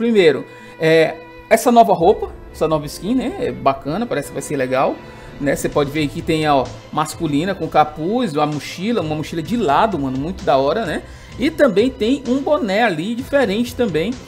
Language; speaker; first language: Portuguese; native; Portuguese